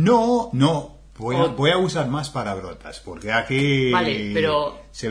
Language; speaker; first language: Spanish; non-native, fluent; English